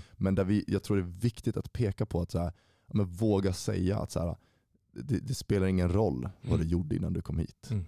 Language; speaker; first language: Swedish; native; Swedish